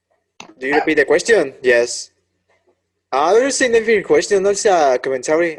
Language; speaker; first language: English; non-native, learner; Spanish